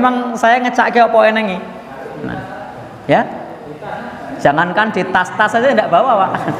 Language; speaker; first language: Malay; non-native, local second language; Javanese